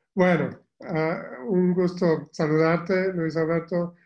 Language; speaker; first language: Spanish; non-native, fluent; English